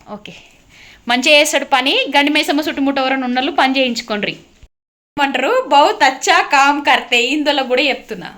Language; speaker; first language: Telugu; native; Telugu